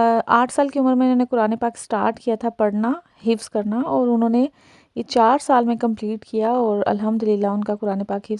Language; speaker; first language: Hindi; native; Hindi